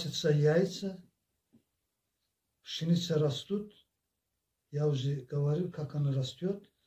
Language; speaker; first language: Russian; non-native, local second language; Azerbaijani